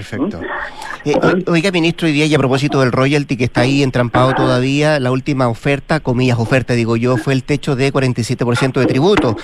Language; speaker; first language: Spanish; native; Spanish